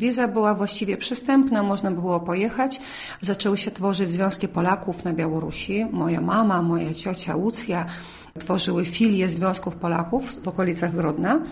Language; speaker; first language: Polish; early bilingual, heritage; Polish